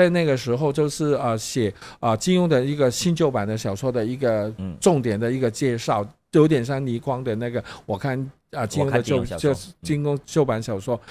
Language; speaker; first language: Chinese; non-native, local second language; Cantonese